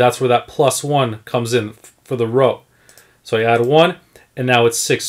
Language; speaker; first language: English; native; English